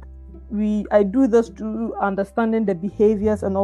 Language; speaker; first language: English; non-native, local second language; Akan